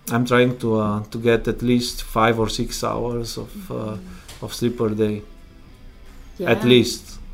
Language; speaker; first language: English; non-native, fluent; Romanian